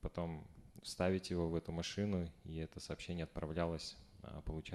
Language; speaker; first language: Russian; native; Russian